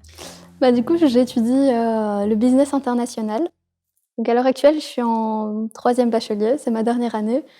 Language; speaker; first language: French; native; French